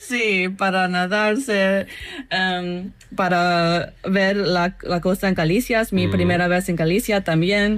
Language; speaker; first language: Spanish; non-native, fluent; English